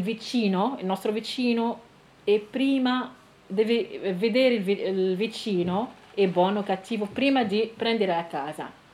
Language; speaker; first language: Italian; non-native, learner; Arabic